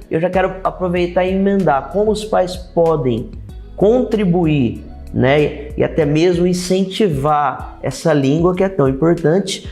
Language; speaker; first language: Portuguese; native; Portuguese